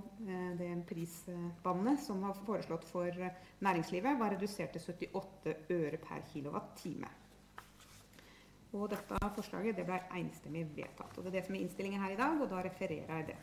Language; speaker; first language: Norwegian; native; Norwegian